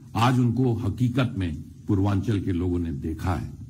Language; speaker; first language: Hindi; native; Hindi